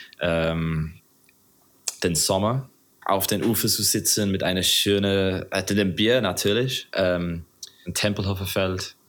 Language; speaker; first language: German; non-native, learner; English